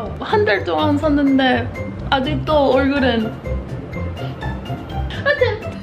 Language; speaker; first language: Korean; non-native, fluent; English